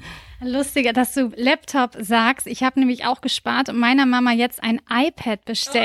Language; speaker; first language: German; native; German